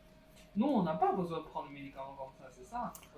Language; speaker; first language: French; non-native, learner; Chinese